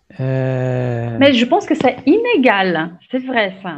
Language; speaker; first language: French; non-native, fluent; Portuguese